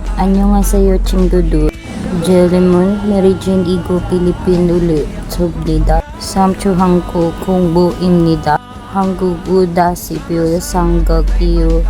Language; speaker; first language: Korean; non-native, learner; Filipino